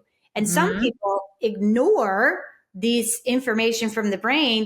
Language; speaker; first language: English; native; English